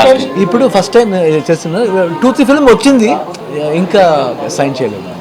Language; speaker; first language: Telugu; non-native, learner; Kannada